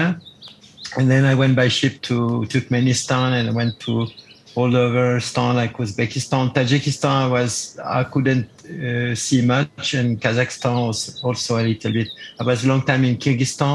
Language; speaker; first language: English; non-native, fluent; French